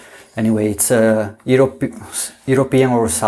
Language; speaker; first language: English; non-native, fluent; Italian